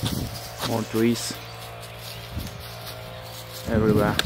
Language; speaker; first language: English; non-native, learner; Russian